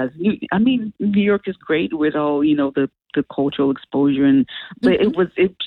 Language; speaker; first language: English; non-native, local second language; Akan